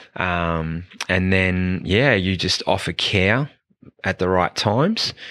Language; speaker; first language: English; native; English